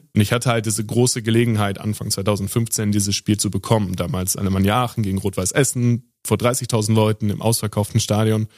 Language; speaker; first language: German; native; German